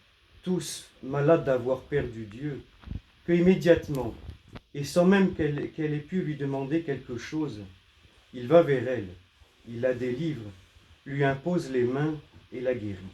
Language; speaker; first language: French; native; French